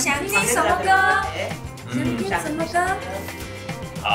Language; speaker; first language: Chinese; non-native, learner; Korean